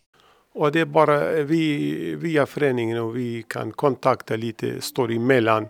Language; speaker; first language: Swedish; non-native, learner; Arabic